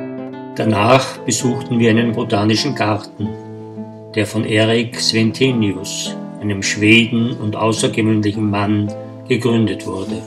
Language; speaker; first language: German; native; German